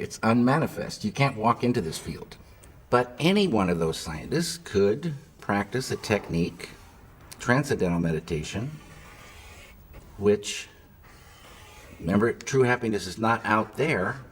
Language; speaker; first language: English; native; English